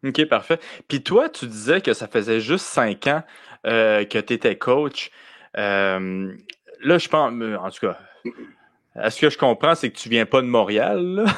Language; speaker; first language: French; native; French